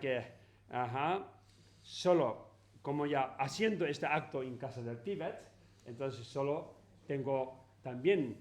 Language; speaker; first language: Spanish; non-native, learner; Tibetan